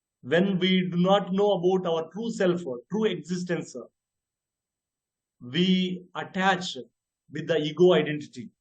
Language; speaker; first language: English; non-native, local second language; Telugu